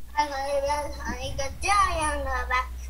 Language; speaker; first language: Chinese; early bilingual, heritage; Chinese